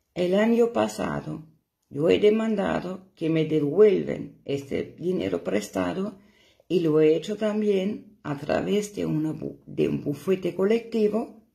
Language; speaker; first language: Spanish; non-native, fluent; German